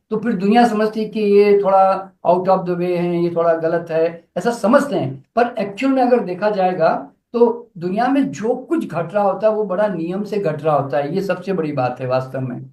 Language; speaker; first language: Hindi; native; Hindi